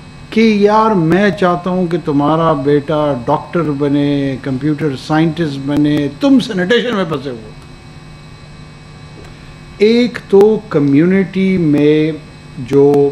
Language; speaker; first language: Urdu; non-native, local second language; Pashto